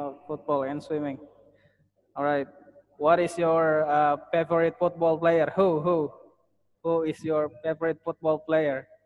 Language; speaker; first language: English; non-native, fluent; Indonesian